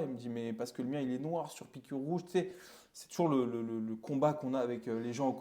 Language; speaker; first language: French; native; French